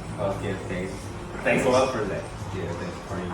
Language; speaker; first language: English; non-native, local second language; Indonesian